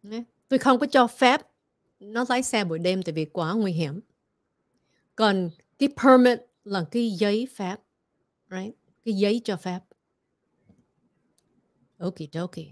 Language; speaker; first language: Vietnamese; early bilingual, heritage; Vietnamese